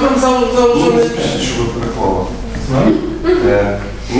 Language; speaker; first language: Polish; non-native, learner; Ukrainian